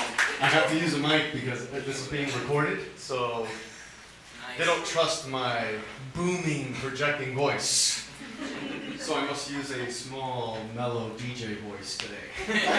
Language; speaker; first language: English; native; English